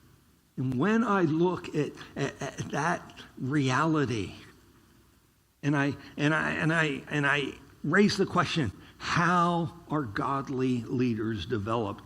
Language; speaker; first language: English; native; English